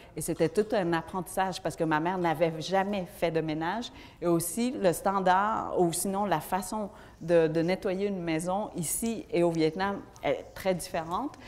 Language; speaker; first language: French; early bilingual, other home language; Vietnamese